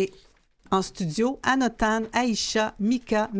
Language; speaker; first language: French; native; French